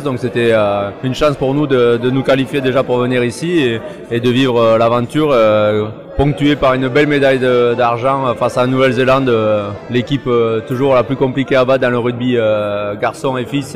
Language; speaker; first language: French; native; French